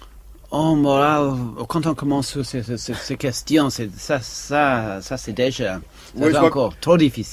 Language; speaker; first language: French; non-native, fluent; English